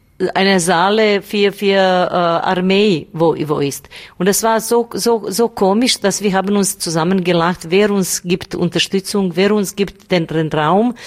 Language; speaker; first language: German; non-native, learner; Bosnian